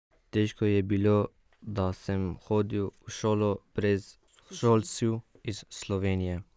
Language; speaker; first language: Slovenian; non-native, learner; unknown